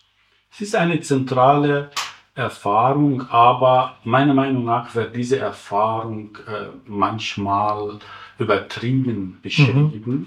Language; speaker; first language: German; non-native, fluent; Arabic